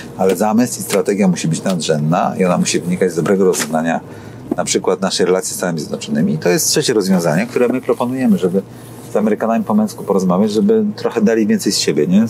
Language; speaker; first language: Polish; native; Polish